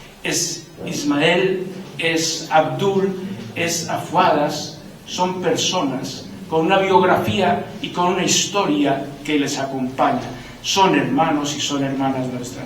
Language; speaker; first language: Spanish; native; Spanish